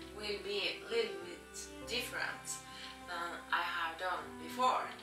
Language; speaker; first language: English; non-native, learner; Norwegian